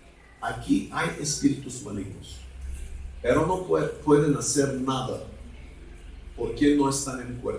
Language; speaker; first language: Spanish; non-native, fluent; Bulgarian